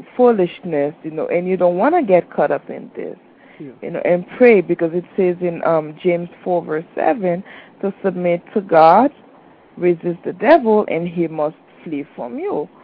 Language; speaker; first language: English; non-native, fluent; Haitian Creole